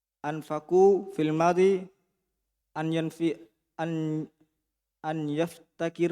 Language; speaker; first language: Arabic; non-native, learner; Indonesian